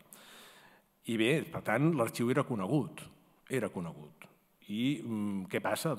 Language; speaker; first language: Catalan; native; Catalan